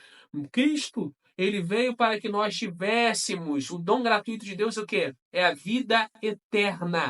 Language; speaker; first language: Portuguese; native; Portuguese